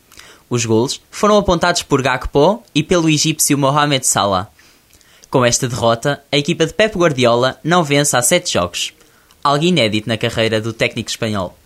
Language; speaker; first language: Portuguese; native; Portuguese